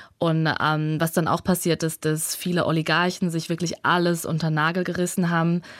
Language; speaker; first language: German; early bilingual, other home language; Russian